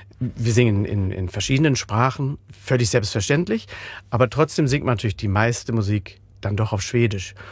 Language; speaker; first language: German; native; German